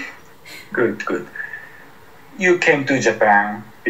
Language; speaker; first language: English; non-native, learner; Japanese